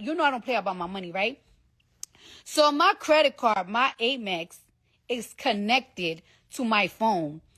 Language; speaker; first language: English; native; English